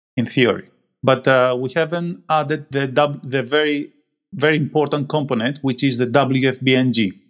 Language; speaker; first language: English; non-native, fluent; Greek